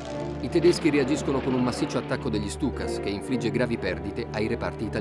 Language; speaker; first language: Italian; native; Italian